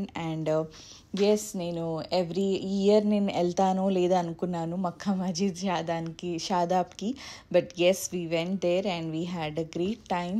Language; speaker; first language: Telugu; non-native, local second language; Urdu